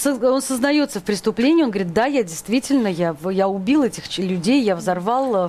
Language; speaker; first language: Russian; native; Russian